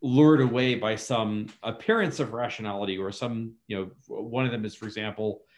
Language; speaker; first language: English; native; English